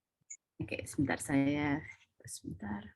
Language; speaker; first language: Indonesian; native; Indonesian